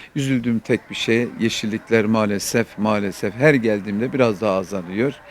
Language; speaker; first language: Turkish; native; Turkish